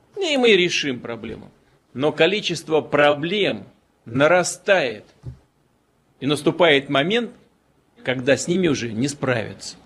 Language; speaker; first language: Russian; native; Russian